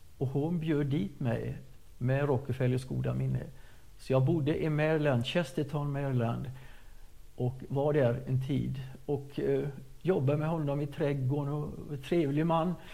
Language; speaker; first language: Swedish; native; Swedish